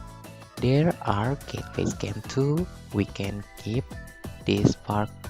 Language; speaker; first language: English; non-native, learner; Indonesian